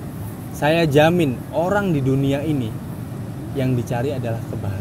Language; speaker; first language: Indonesian; non-native, fluent; German